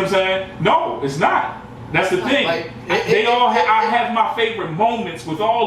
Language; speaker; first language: English; native; English